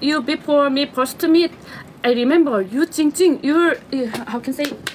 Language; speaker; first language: English; non-native, learner; Korean